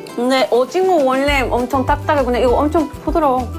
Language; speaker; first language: Korean; non-native, learner; Spanish